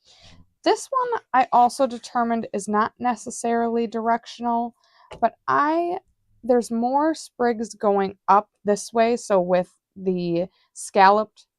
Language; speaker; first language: English; native; English